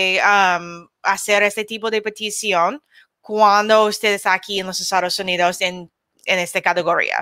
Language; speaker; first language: Spanish; non-native, learner; English